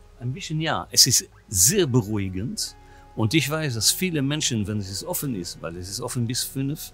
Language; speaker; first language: German; non-native, fluent; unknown